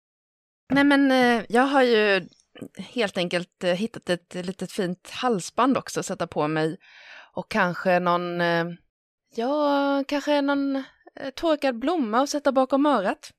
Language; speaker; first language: Swedish; native; Swedish